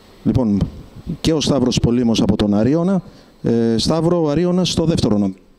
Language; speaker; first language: Greek; native; Greek